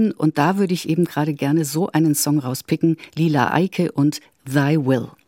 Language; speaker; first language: German; native; German